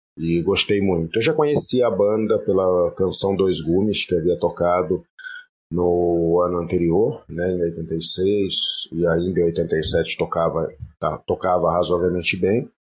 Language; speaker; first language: Portuguese; early bilingual, other home language; French